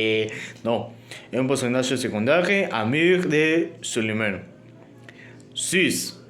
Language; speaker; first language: French; non-native, learner; Spanish